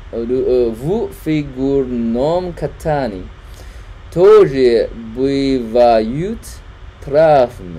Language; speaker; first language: Russian; non-native, learner; Chinese